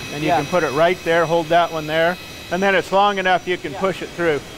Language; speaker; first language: English; native; English